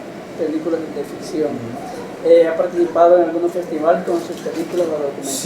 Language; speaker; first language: Spanish; native; Spanish